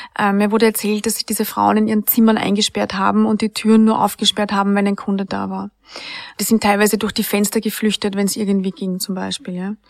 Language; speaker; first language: German; native; German